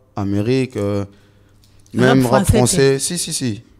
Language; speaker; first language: French; non-native, local second language; Lingala